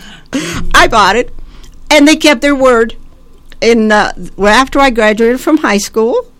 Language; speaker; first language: English; early bilingual, other home language; Italian